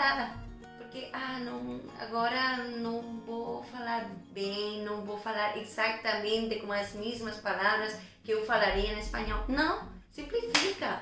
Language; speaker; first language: Portuguese; non-native, fluent; Spanish